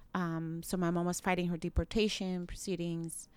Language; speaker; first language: English; early bilingual, other home language; Spanish